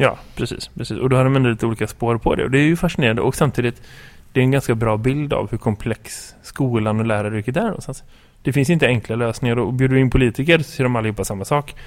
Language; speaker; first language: Swedish; native; Swedish